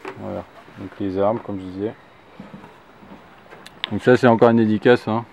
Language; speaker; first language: French; native; French